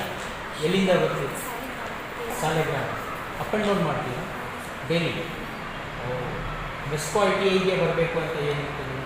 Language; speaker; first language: Kannada; non-native, local second language; Urdu